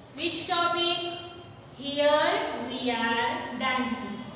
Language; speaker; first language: English; non-native, local second language; Gujarati